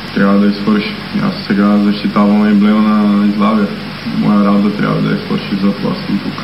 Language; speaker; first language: Bulgarian; non-native, learner; Portuguese